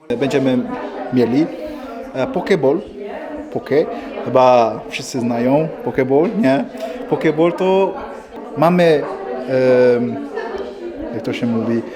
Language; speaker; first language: Polish; non-native, learner; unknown